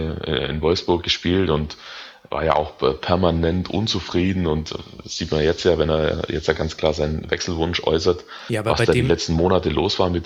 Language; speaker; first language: German; native; German